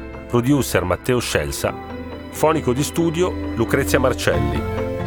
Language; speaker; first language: Italian; native; Italian